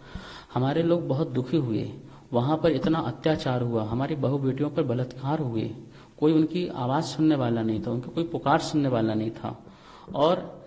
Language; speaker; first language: Hindi; native; Hindi